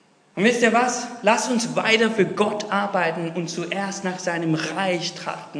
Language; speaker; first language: German; non-native, fluent; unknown